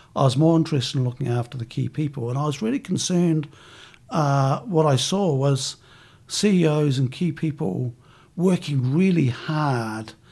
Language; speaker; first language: English; native; English